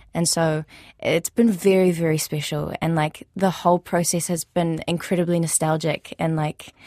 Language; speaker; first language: English; early bilingual, other home language; Arabic